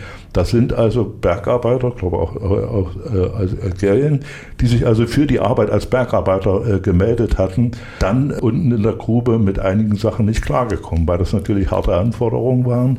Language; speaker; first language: German; native; German